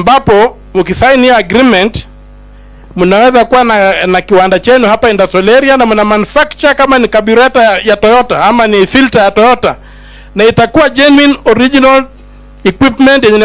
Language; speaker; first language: Swahili; non-native, local second language; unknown